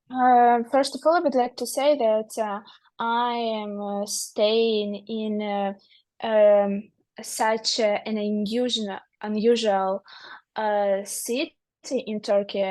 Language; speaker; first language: English; non-native, learner; Russian